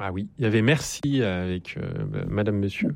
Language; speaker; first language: French; native; French